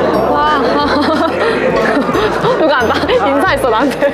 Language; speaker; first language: Chinese; non-native, learner; Korean